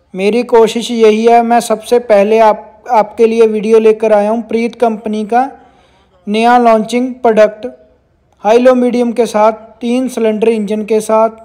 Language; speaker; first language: Hindi; native; Hindi